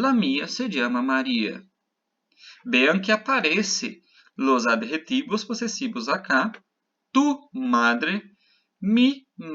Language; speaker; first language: Spanish; non-native, fluent; Portuguese